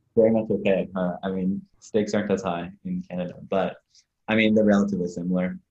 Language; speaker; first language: English; native; English